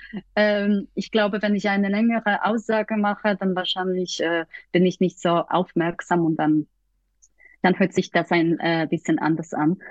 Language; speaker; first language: German; non-native, fluent; Polish